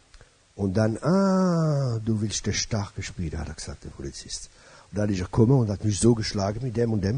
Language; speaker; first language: German; non-native, fluent; French